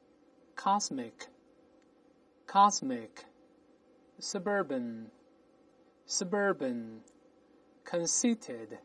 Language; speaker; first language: English; non-native, fluent; Chinese